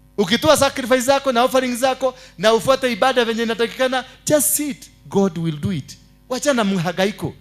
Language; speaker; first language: Swahili; non-native, local second language; Kikuyu